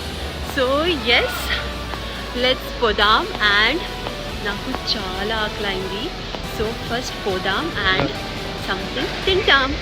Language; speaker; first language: Telugu; non-native, learner; Kannada